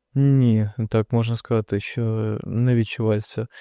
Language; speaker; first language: Ukrainian; non-native, local second language; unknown